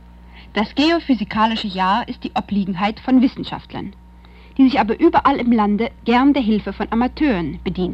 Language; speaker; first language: German; native; German